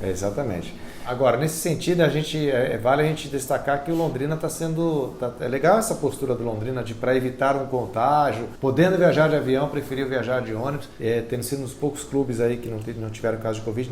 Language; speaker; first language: Portuguese; native; Portuguese